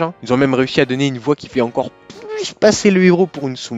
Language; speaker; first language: French; native; French